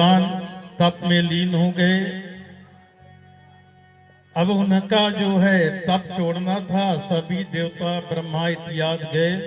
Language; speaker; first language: Hindi; native; Hindi